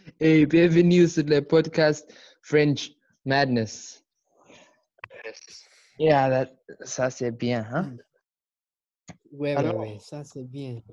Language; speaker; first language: French; non-native, learner; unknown